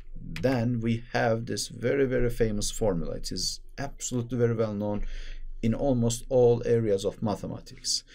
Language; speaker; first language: English; non-native, fluent; Turkish